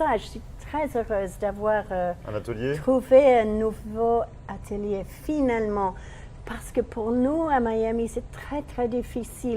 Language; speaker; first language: French; non-native, learner; English